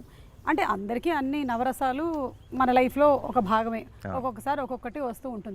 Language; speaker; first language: Telugu; native; Telugu